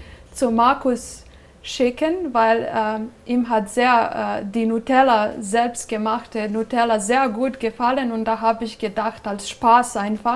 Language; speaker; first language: German; non-native, fluent; Serbian